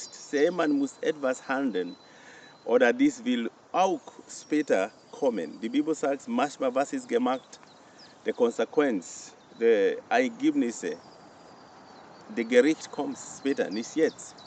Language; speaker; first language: German; non-native, fluent; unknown